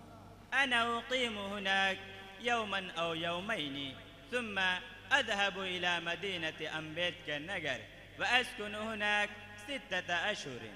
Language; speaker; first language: Arabic; non-native, fluent; Urdu